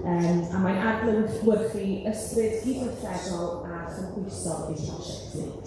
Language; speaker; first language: Welsh; native; Welsh